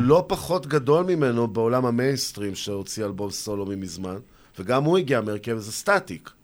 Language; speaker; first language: Hebrew; native; Hebrew